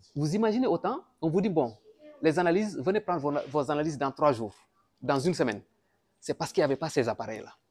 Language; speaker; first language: French; non-native, local second language; Wolof